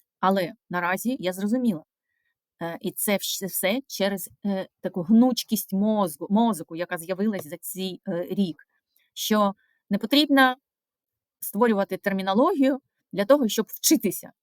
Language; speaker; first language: Ukrainian; non-native, local second language; Russian